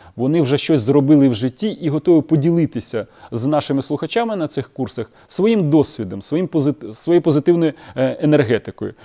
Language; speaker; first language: Ukrainian; non-native, local second language; Russian